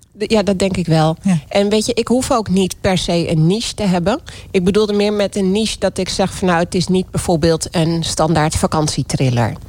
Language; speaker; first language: Dutch; native; Dutch